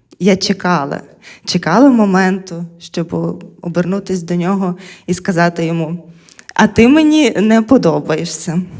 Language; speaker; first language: Ukrainian; non-native, local second language; Russian